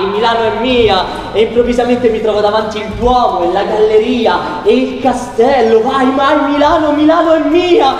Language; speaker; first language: Italian; native; Italian